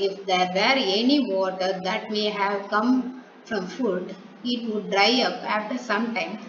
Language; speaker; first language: English; non-native, local second language; Tamil